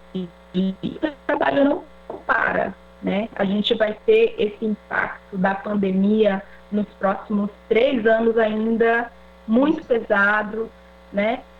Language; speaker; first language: Portuguese; non-native, local second language; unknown